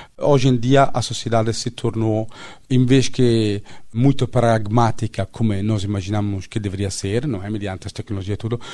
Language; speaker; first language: Portuguese; non-native, fluent; Italian